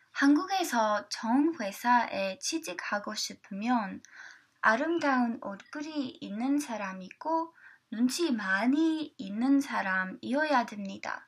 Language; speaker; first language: Korean; non-native, learner; English